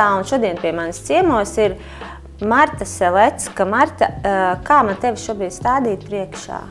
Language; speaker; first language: Latvian; native; Latvian